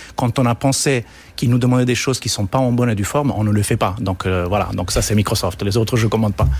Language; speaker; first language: French; non-native, fluent; Italian